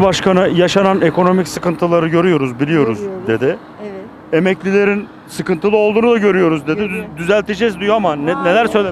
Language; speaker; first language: Turkish; native; Turkish